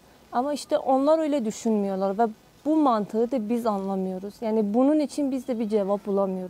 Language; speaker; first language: Turkish; non-native, fluent; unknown